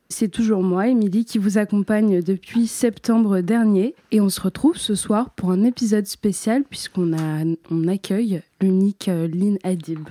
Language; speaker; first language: French; native; French